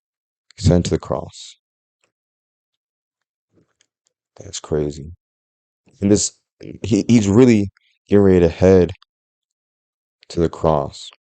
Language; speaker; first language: English; native; English